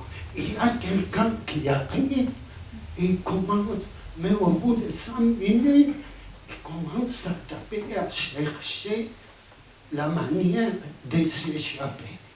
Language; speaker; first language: French; non-native, fluent; Spanish